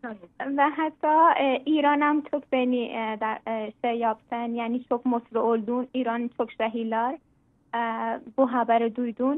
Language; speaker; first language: Turkish; non-native, learner; Persian